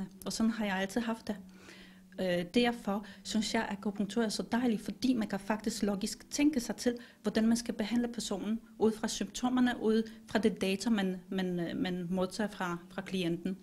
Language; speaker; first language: Danish; non-native, fluent; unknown